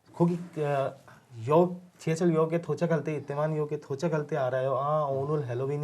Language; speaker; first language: Korean; non-native, learner; Urdu